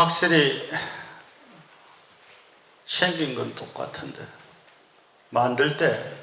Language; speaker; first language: Korean; native; Korean